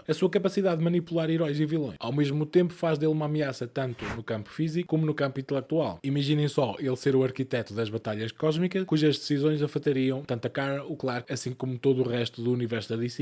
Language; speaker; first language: Portuguese; native; Portuguese